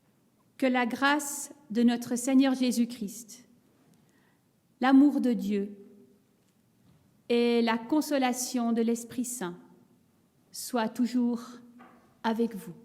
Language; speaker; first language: French; native; French